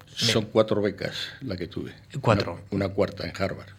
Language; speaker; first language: Spanish; native; Spanish